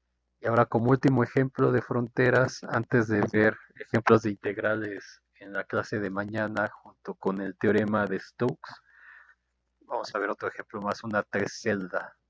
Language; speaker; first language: Spanish; native; Spanish